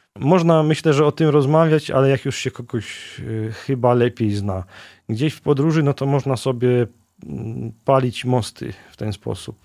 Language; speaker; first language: Polish; native; Polish